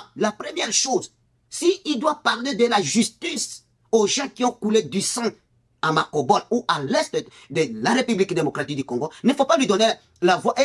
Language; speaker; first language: French; non-native, local second language; Swahili